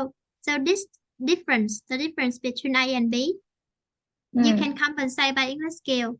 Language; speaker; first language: English; non-native, fluent; Vietnamese